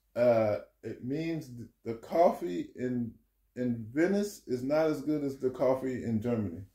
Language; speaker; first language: English; native; English